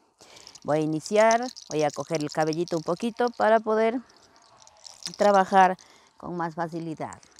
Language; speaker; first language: Spanish; native; Spanish